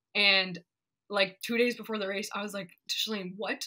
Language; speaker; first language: English; native; English